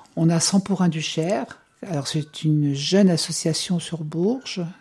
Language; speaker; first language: French; native; French